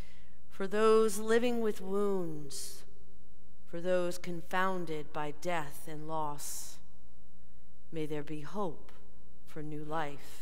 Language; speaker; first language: English; native; English